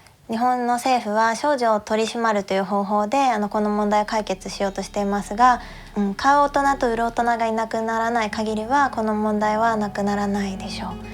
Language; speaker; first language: Japanese; native; Japanese